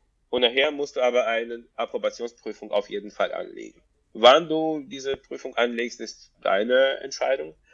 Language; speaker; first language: German; non-native, fluent; Russian